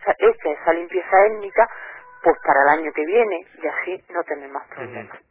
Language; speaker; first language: Spanish; native; Spanish